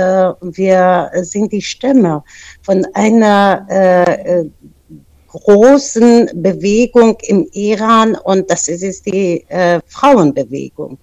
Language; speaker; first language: German; non-native, fluent; Persian